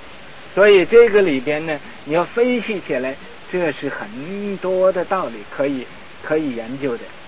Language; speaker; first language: Chinese; native; Chinese